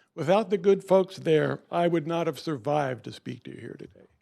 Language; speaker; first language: English; native; English